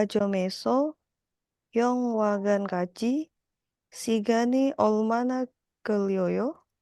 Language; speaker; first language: Korean; non-native, learner; Indonesian